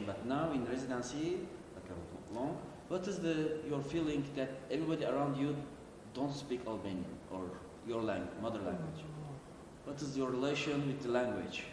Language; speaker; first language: English; non-native, learner; Turkish